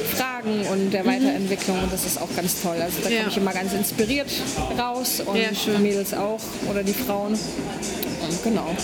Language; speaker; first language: German; non-native, fluent; Polish